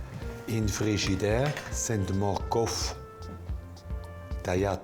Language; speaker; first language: Romanian; non-native, learner; Swiss German